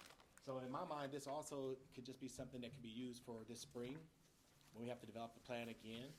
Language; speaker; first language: English; native; English